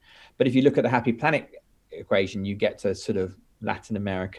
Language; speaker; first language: English; native; English